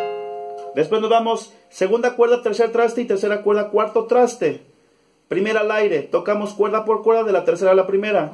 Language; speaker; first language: Spanish; native; Spanish